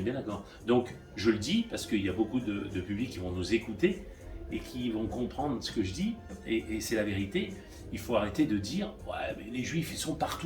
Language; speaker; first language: French; native; French